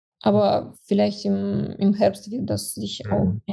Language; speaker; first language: German; non-native, fluent; Romanian